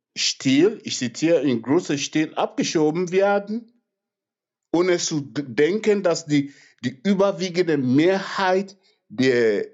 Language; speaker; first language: German; non-native, fluent; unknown